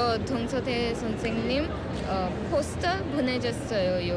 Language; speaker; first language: Korean; non-native, learner; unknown